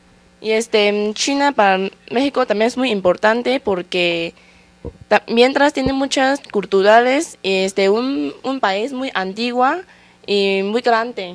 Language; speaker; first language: Spanish; non-native, learner; Chinese